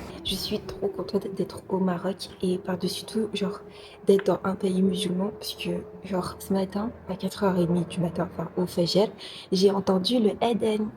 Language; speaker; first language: French; non-native, local second language; Arabic